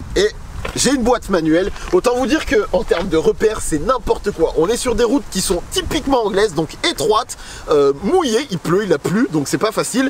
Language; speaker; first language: French; native; French